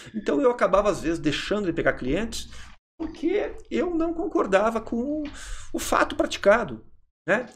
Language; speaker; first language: Portuguese; native; Portuguese